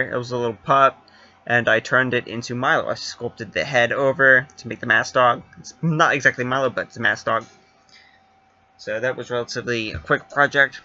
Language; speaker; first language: English; native; English